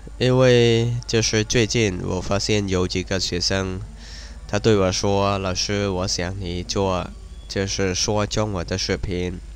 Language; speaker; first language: Chinese; non-native, fluent; Khmer